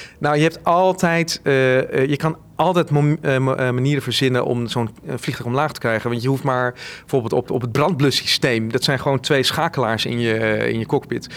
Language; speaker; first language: Dutch; native; Dutch